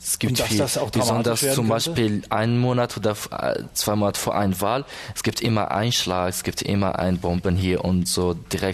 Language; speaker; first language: German; non-native, learner; Arabic